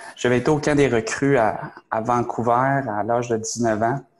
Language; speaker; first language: French; native; French